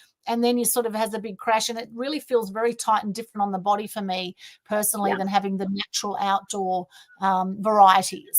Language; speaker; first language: English; native; English